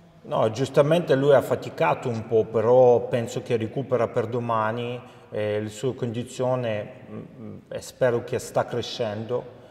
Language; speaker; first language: Italian; non-native, fluent; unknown